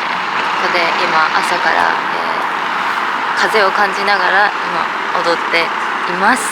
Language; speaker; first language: Japanese; native; Japanese